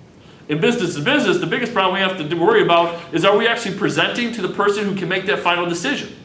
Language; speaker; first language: English; native; English